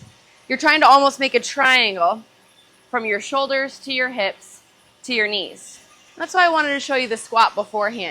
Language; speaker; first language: English; native; English